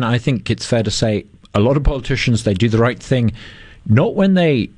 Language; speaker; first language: English; native; English